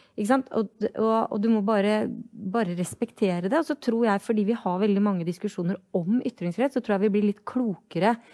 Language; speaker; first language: Norwegian; native; Norwegian